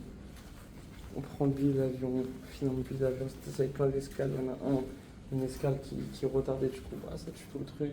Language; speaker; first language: French; native; French